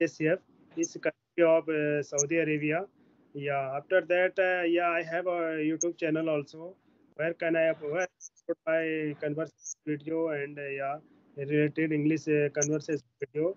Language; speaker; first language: English; non-native, learner; Hindi